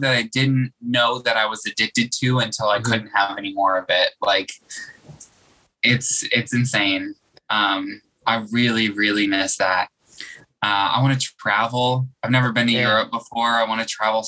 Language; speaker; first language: English; native; English